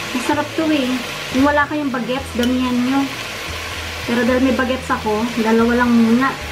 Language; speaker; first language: Filipino; non-native, local second language; Iloko